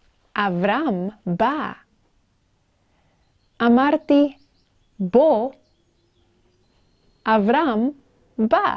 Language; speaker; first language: Hebrew; non-native, fluent; English